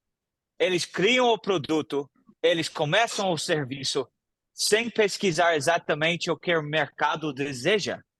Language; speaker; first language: Portuguese; non-native, fluent; English